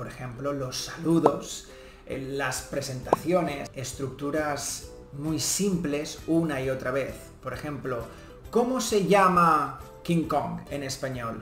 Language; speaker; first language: Spanish; native; Spanish